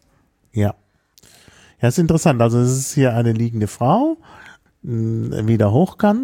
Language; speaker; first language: German; native; German